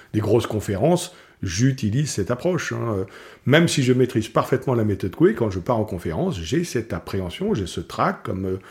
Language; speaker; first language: French; native; French